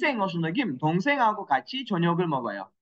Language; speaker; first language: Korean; non-native, fluent; Kyrgyz